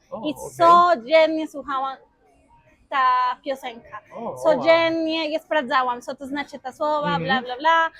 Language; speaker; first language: Polish; non-native, fluent; Spanish